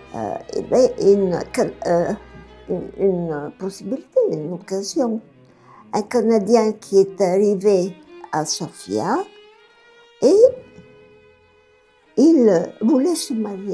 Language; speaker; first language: French; non-native, fluent; Bulgarian